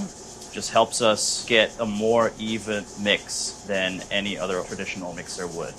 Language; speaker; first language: English; native; English